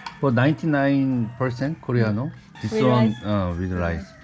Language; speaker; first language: English; non-native, learner; Korean